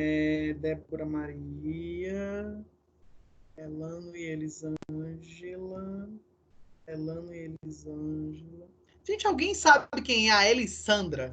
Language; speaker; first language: Portuguese; native; Portuguese